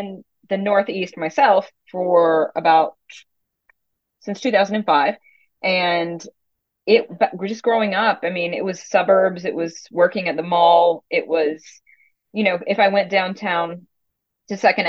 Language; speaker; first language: English; native; English